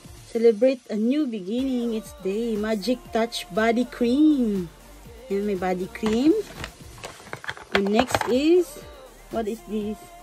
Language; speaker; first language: English; non-native, local second language; Filipino